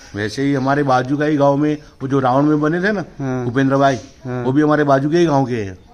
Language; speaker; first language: Hindi; non-native, local second language; Gujarati